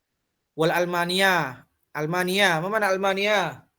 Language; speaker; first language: Arabic; non-native, fluent; Indonesian